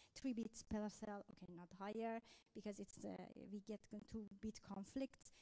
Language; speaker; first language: English; non-native, fluent; Persian